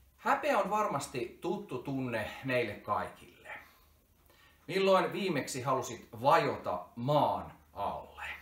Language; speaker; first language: Finnish; native; Finnish